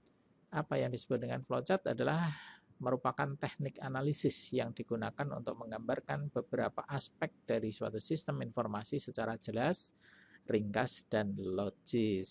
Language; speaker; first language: Indonesian; native; Indonesian